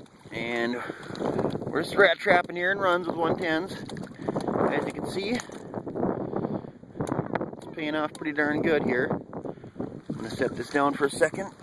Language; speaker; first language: English; native; English